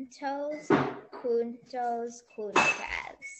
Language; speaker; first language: Spanish; non-native, learner; English